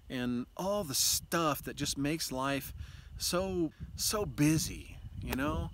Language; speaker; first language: English; native; English